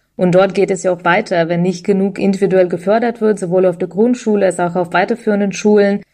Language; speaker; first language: German; early bilingual, other home language; Russian